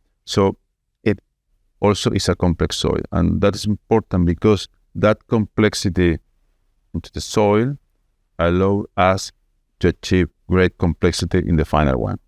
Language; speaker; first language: English; non-native, fluent; Spanish